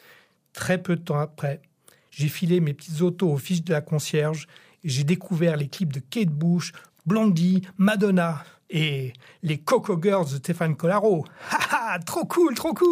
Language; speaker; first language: French; native; French